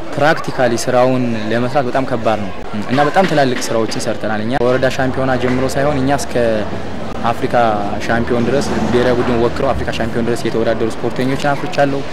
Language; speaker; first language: Amharic; native; Amharic